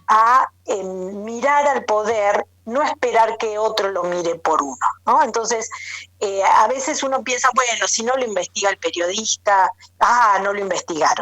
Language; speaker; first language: Spanish; native; Spanish